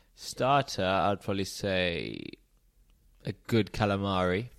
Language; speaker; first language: English; native; English